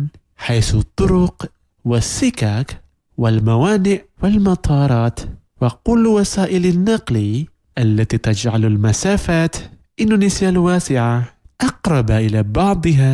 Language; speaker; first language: Arabic; non-native, fluent; Indonesian